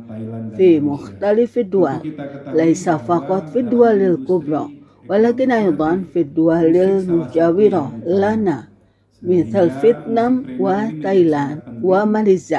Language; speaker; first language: Arabic; non-native, fluent; Indonesian